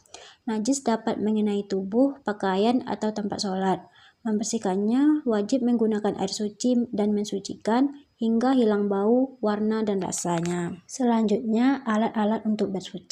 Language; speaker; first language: Indonesian; native; Indonesian